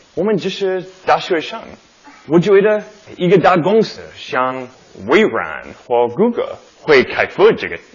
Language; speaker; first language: Chinese; non-native, learner; English